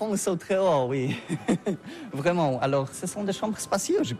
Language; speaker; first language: French; non-native, learner; Polish